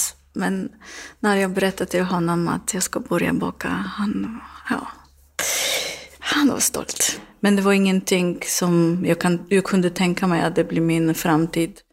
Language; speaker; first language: Swedish; non-native, learner; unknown